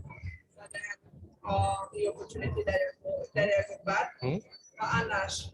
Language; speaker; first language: Swedish; non-native, learner; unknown